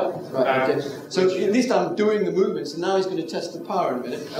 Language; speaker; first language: English; native; English